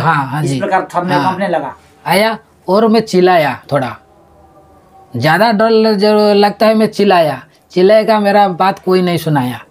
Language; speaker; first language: Hindi; non-native, local second language; Odia